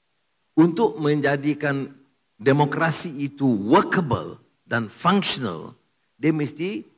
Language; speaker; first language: Malay; native; Malay